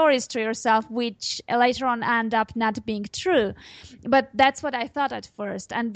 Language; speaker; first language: English; non-native, fluent; Armenian